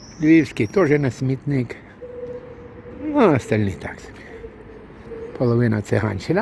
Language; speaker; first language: Ukrainian; non-native, local second language; Russian